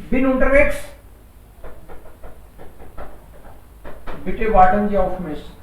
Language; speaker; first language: German; non-native, fluent; Hindi